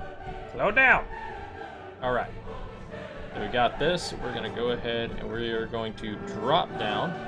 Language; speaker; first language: English; native; English